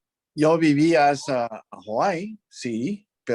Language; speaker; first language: Spanish; non-native, learner; English